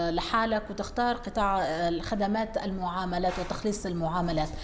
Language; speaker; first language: Arabic; native; Arabic